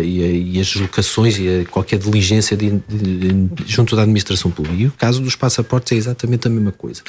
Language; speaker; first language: Portuguese; native; Portuguese